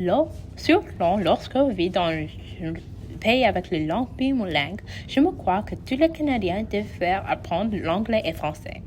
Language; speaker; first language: French; non-native, learner; English